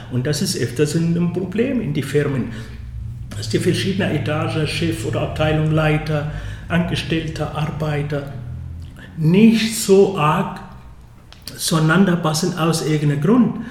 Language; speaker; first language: German; non-native, fluent; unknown